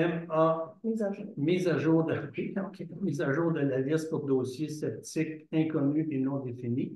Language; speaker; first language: French; native; French